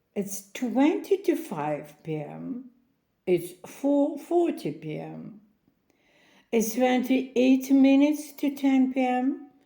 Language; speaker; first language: English; non-native, fluent; Ukrainian